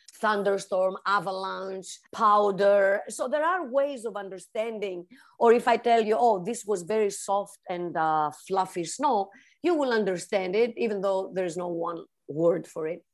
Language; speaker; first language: English; non-native, fluent; Greek